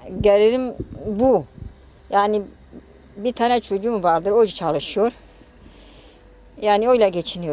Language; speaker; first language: Turkish; non-native, local second language; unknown